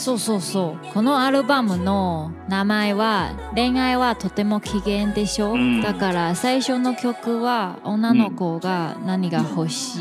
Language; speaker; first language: Japanese; non-native, learner; Chinese